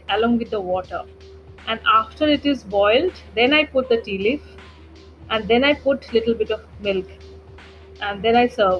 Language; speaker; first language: English; non-native, local second language; Bangla